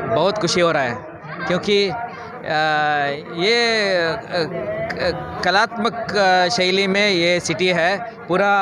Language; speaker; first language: Hindi; non-native, local second language; Kannada